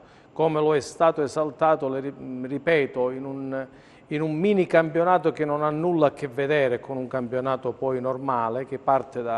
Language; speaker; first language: Italian; native; Italian